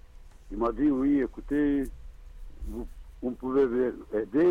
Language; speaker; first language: French; non-native, learner; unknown